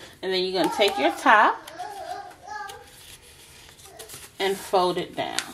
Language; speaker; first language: English; native; English